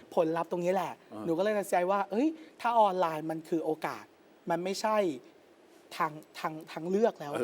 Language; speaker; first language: Thai; native; Thai